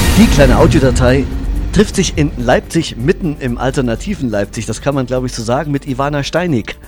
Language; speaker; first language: German; native; German